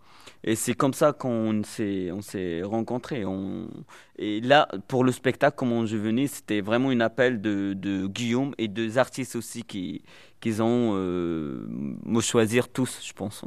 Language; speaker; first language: French; non-native, local second language; Arabic